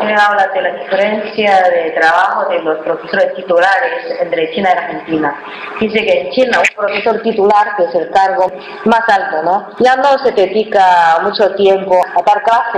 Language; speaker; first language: Spanish; non-native, fluent; Chinese